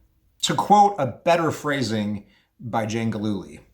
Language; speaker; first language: English; native; English